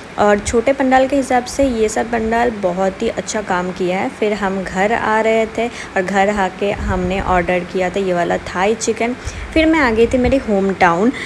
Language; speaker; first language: Hindi; non-native, local second language; Bangla